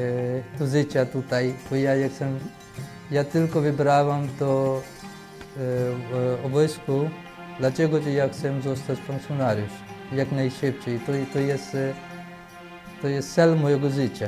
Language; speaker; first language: Polish; non-native, learner; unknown